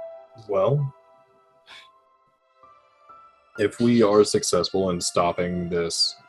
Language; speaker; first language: English; native; English